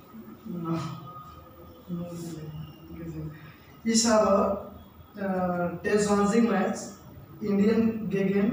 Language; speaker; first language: German; non-native, learner; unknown